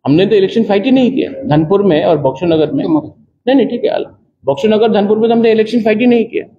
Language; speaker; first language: Hindi; non-native, local second language; Bangla